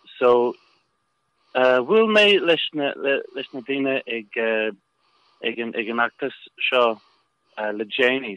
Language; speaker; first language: Irish; non-native, local second language; English